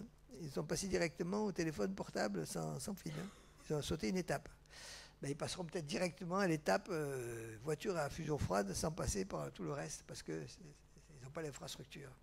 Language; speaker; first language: French; native; French